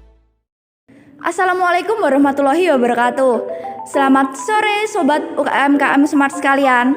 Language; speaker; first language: Indonesian; native; Indonesian